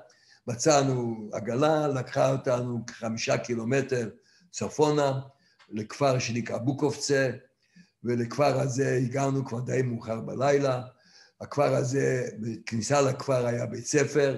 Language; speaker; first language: Hebrew; non-native, fluent; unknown